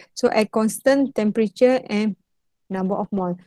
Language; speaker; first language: English; non-native, local second language; Malay